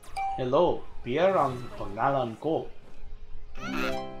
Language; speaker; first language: Filipino; non-native, learner; English